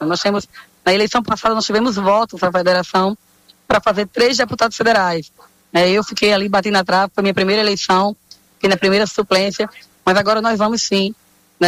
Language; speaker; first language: Portuguese; native; Portuguese